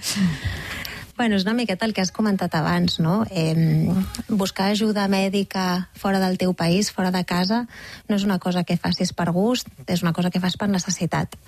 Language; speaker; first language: Catalan; native; Catalan